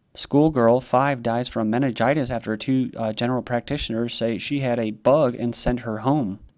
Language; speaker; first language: English; native; English